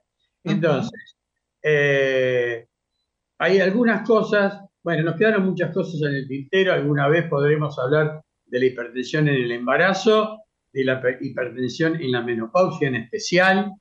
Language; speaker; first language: Spanish; native; Spanish